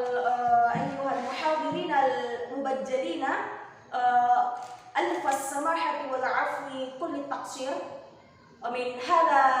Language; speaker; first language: Arabic; non-native, learner; Indonesian